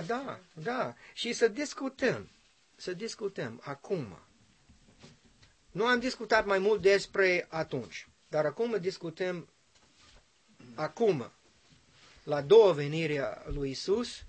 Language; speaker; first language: Romanian; non-native, learner; English